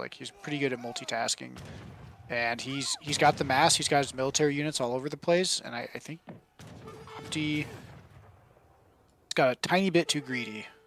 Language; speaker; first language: English; native; English